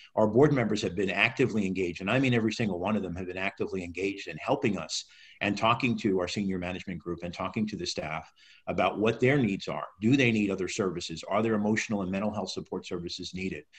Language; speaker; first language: English; native; English